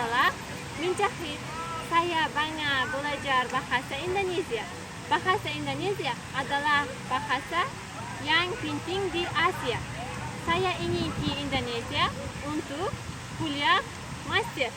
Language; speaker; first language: Indonesian; non-native, learner; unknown